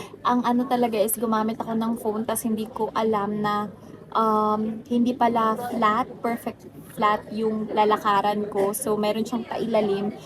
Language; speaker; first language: Filipino; native; Filipino